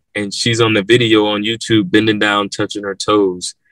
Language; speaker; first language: English; native; English